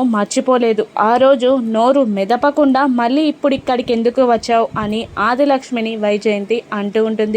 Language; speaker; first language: Telugu; native; Telugu